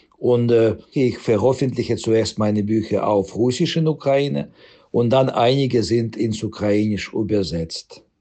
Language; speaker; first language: German; non-native, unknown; Russian